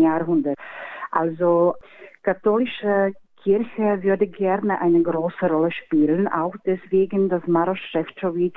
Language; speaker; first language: German; non-native, fluent; Slovak